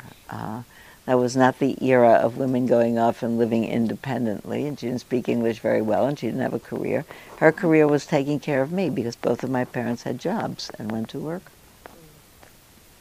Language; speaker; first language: English; early bilingual, other home language; Yiddish